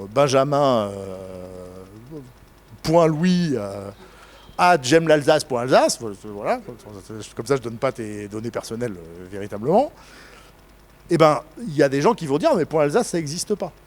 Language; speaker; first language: French; native; French